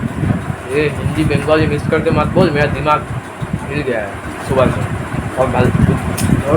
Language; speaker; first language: Hindi; non-native, local second language; Bangla